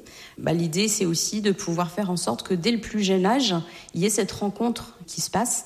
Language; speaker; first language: French; native; French